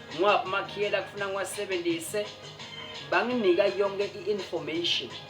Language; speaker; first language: Zulu; non-native, local second language; Swati